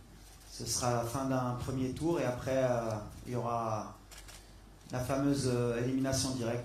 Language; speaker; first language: French; native; French